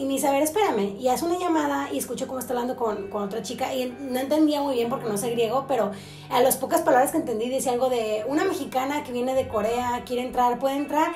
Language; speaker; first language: Spanish; native; Spanish